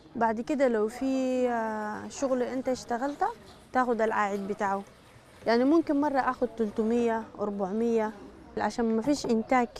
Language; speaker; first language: Arabic; native; Arabic